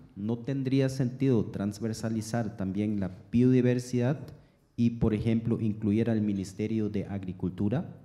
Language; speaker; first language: Spanish; non-native, fluent; German